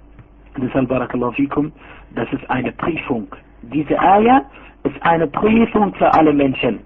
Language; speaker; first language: German; non-native, fluent; Arabic